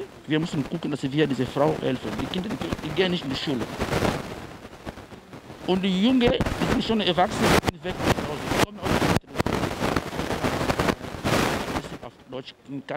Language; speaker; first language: German; non-native, fluent; Portuguese